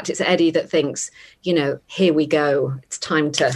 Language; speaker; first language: English; native; English